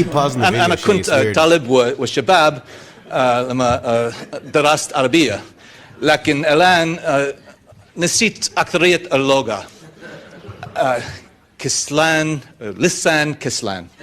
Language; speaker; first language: Arabic; non-native, learner; English